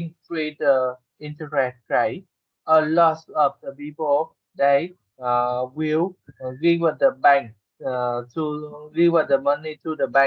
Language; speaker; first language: English; non-native, learner; Vietnamese